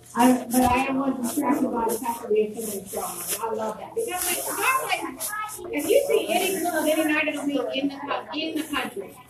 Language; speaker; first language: English; native; English